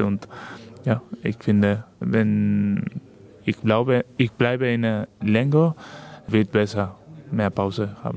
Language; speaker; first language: German; non-native, learner; Spanish